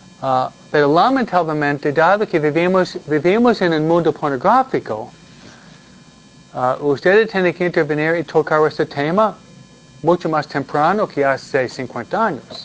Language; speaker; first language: Spanish; non-native, fluent; English